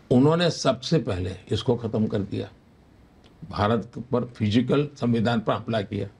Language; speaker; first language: Hindi; non-native, local second language; Gujarati